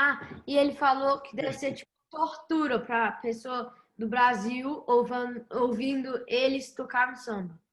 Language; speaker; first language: Portuguese; early bilingual, heritage; Portuguese